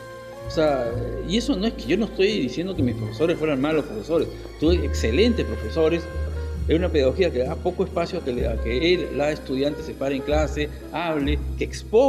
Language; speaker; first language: Spanish; native; Spanish